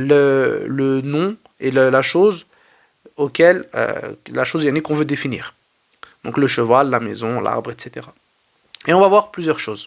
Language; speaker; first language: French; native; French